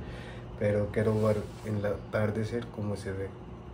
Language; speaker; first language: Spanish; non-native, learner; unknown